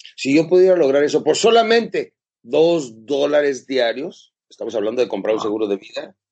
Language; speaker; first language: Spanish; native; Spanish